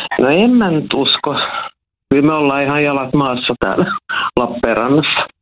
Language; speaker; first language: Finnish; non-native, local second language; Swedish